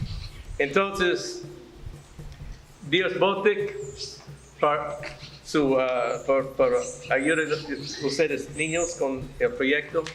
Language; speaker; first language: Spanish; non-native, learner; English